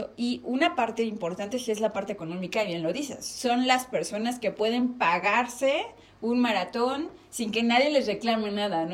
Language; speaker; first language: Spanish; native; Spanish